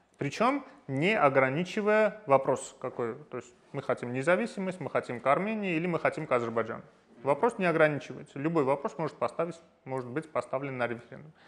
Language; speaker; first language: Russian; non-native, fluent; Armenian